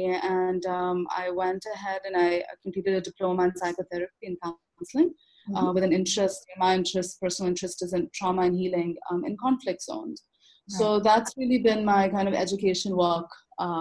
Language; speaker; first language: English; non-native, local second language; Urdu